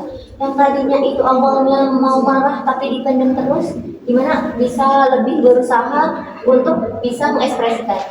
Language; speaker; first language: Indonesian; native; Indonesian